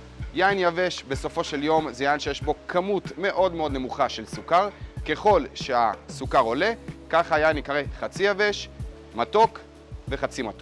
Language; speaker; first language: Hebrew; native; Hebrew